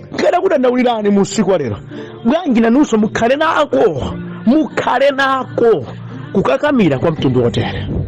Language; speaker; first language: Nyanja; native; Nyanja